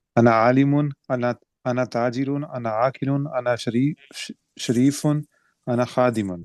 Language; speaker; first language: Arabic; non-native, learner; Urdu